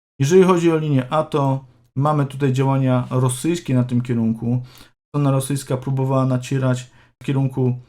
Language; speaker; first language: Polish; native; Polish